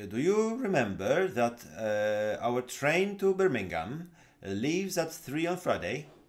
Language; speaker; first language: English; non-native, fluent; Polish